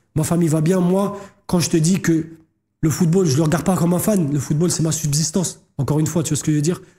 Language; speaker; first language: French; native; French